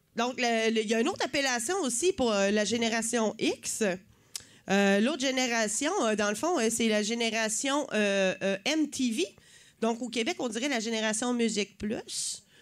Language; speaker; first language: French; native; French